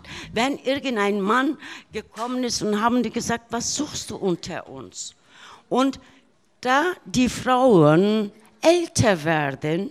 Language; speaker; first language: German; early bilingual, other home language; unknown